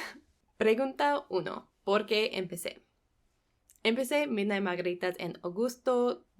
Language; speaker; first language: Spanish; non-native, fluent; English